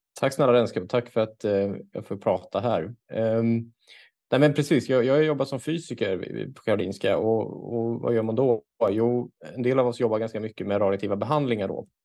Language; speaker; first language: Swedish; native; Swedish